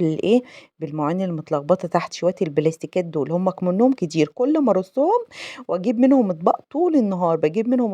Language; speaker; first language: Arabic; native; Arabic